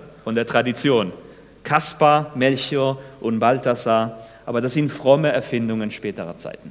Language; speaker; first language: German; non-native, fluent; Spanish